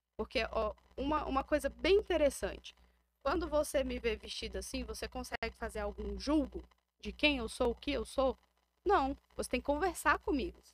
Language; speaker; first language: Portuguese; native; Portuguese